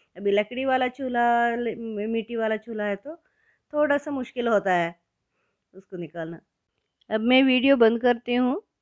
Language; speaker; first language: Hindi; non-native, local second language; Kannada